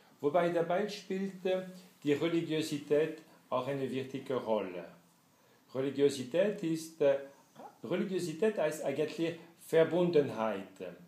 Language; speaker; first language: German; non-native, fluent; French